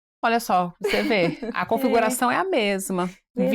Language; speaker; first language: Portuguese; native; Portuguese